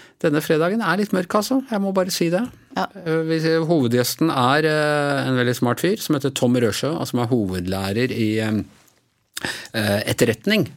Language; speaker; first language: Norwegian; native; Norwegian